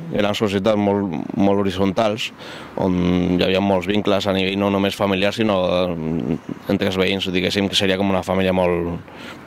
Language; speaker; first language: Catalan; non-native, local second language; Spanish